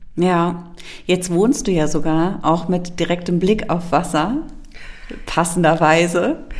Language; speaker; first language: German; native; German